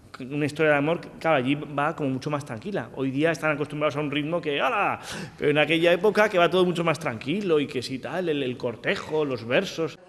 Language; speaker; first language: Spanish; native; Spanish